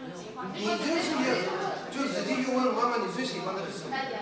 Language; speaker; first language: Chinese; non-native, fluent; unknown